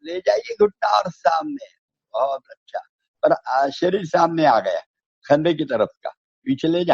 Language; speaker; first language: Hindi; non-native, local second language; Marathi